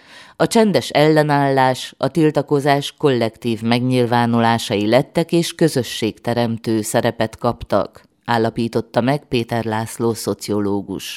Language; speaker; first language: Hungarian; native; Hungarian